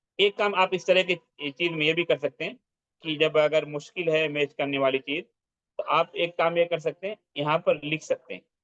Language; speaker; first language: Urdu; native; Urdu